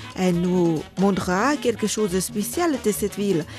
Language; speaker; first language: French; non-native, fluent; Ukrainian